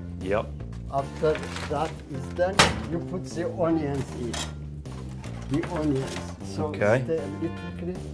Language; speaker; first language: English; non-native, learner; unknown